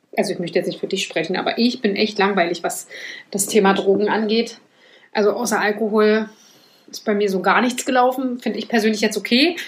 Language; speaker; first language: German; native; German